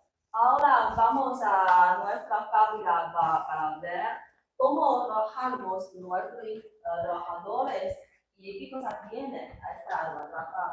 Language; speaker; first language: Spanish; non-native, learner; Chinese